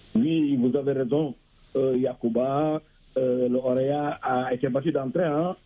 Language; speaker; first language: French; non-native, local second language; Wolof